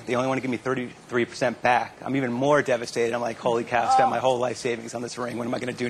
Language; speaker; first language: English; native; English